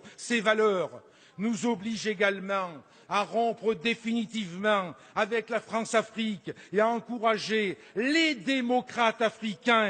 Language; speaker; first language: French; native; French